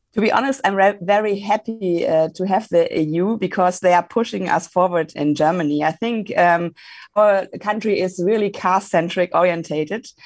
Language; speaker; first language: English; non-native, fluent; German